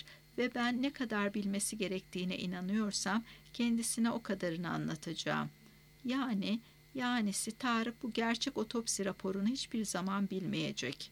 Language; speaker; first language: Turkish; native; Turkish